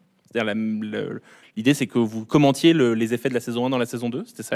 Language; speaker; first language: French; native; French